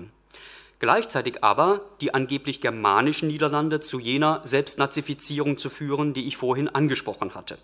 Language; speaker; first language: German; native; German